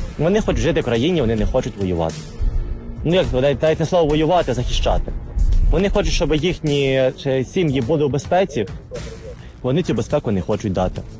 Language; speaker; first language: Ukrainian; native; Ukrainian